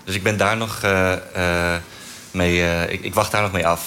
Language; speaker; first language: Dutch; native; Dutch